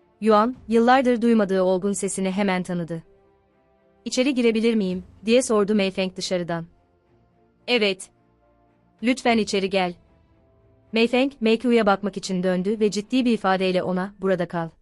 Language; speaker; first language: Turkish; native; Turkish